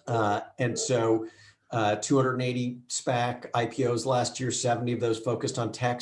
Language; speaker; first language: English; native; English